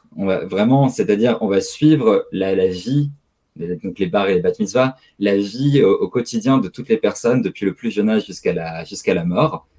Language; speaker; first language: French; native; French